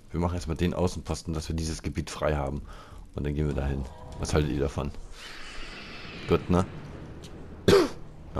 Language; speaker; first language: German; native; German